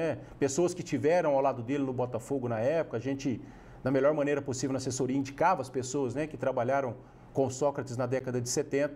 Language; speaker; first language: Portuguese; native; Portuguese